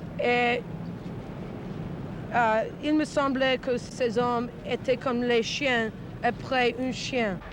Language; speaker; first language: French; non-native, learner; English